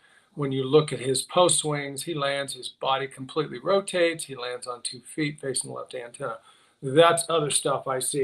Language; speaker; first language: English; native; English